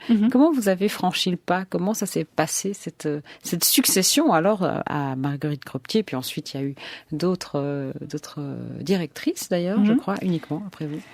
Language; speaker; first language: French; native; French